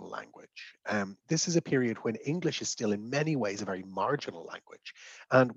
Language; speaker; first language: English; native; English